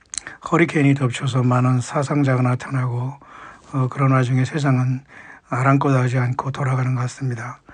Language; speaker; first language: Korean; native; Korean